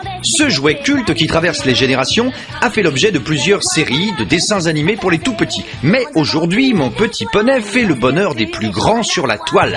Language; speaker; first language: French; native; French